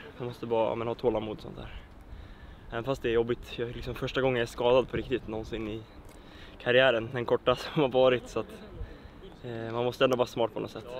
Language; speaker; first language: Swedish; native; Swedish